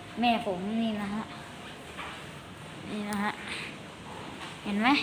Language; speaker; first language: Thai; native; Thai